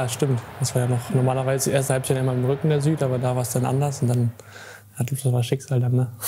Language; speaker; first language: German; native; German